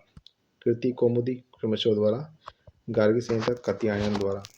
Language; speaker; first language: Hindi; native; Hindi